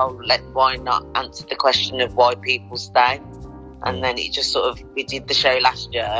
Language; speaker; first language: English; native; English